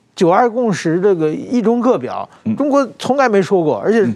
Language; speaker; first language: Chinese; native; Chinese